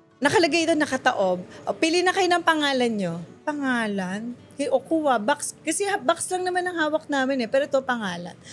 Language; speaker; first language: Filipino; native; Filipino